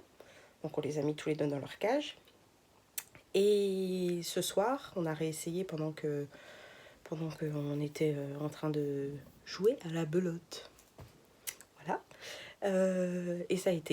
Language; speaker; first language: French; native; French